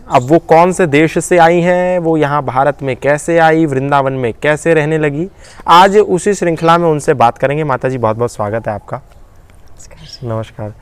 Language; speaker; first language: Hindi; native; Hindi